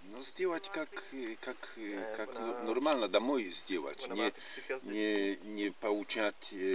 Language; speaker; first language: Russian; non-native, learner; Polish